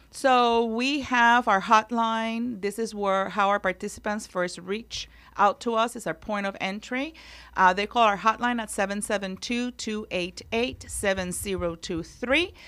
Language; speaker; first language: English; non-native, local second language; Spanish